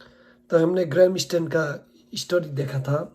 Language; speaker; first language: Hindi; non-native, learner; Nepali